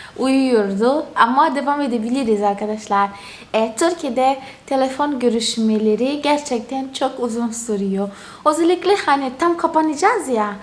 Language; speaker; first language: Turkish; non-native, fluent; Portuguese